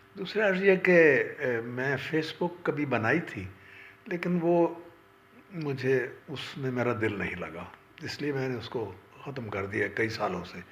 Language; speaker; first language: Urdu; non-native, local second language; Punjabi